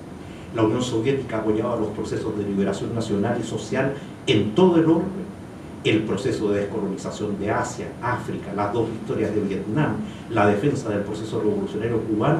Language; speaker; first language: Spanish; native; Spanish